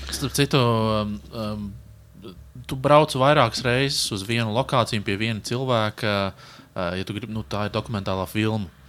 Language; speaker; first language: Latvian; native; Latvian